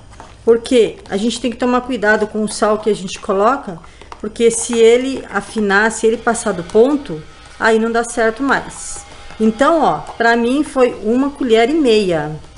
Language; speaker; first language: Portuguese; native; Portuguese